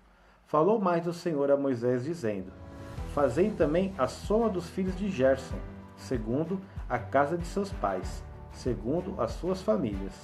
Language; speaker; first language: Portuguese; native; Portuguese